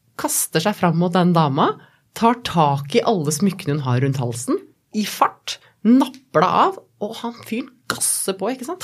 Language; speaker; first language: Norwegian; native; Norwegian